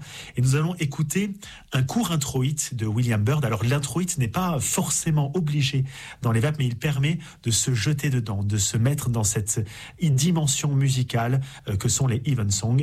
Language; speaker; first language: French; native; French